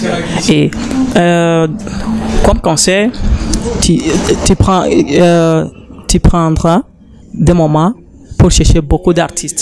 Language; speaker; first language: French; non-native, learner; Rundi